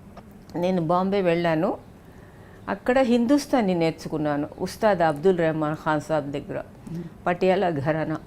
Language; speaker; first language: Telugu; non-native, local second language; Tamil